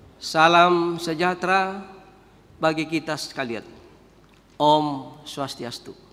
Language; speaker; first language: Indonesian; native; Indonesian